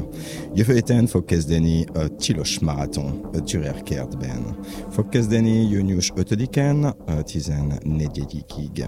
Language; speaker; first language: Hungarian; non-native, learner; French